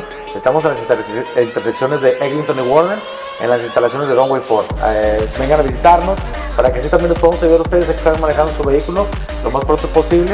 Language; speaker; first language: Spanish; native; Spanish